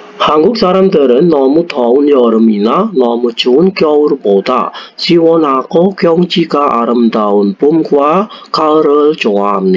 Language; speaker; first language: Korean; non-native, fluent; Indonesian